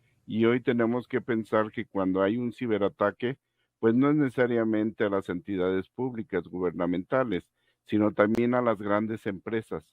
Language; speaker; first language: Spanish; native; Spanish